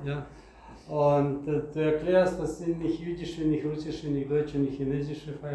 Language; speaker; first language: German; non-native, fluent; Russian